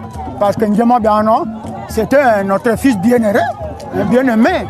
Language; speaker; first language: French; non-native, local second language; Fang